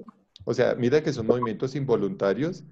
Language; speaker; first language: Spanish; native; Spanish